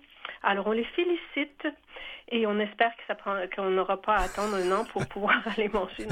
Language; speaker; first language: French; native; French